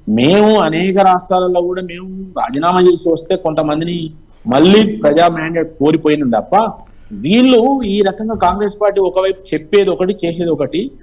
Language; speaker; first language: Telugu; native; Telugu